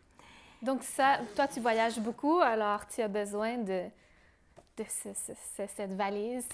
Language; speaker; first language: French; native; French